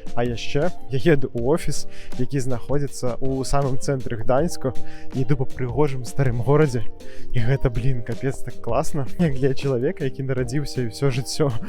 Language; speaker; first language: Belarusian; non-native, local second language; Russian